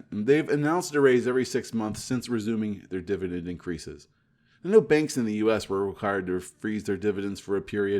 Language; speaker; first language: English; native; English